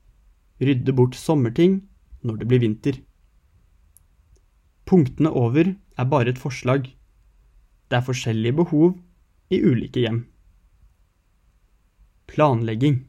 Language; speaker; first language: Norwegian; native; Norwegian